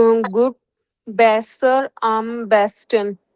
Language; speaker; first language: German; non-native, learner; Hindi